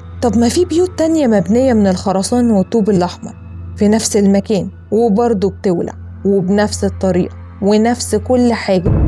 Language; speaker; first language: Arabic; native; Arabic